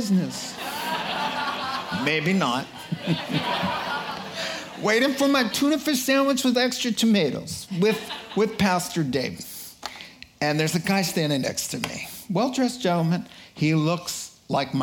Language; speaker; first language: English; native; English